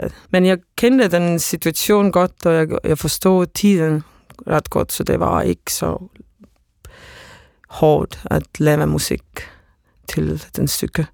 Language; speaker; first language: Danish; non-native, fluent; Estonian